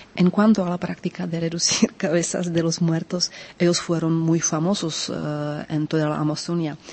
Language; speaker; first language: Spanish; non-native, fluent; Czech